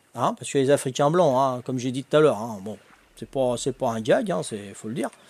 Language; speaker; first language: French; native; French